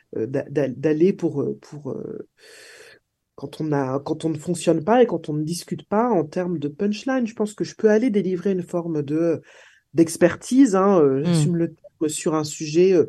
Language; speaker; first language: French; native; French